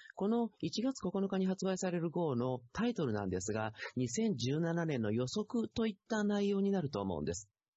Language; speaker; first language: Japanese; native; Japanese